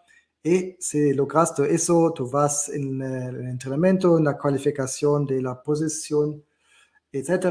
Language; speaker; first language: Spanish; non-native, fluent; German